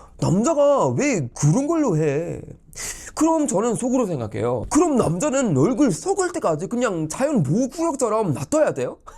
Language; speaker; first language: Korean; non-native, fluent; Swedish